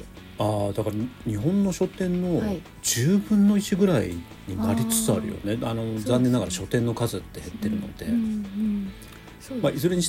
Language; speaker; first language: Japanese; native; Japanese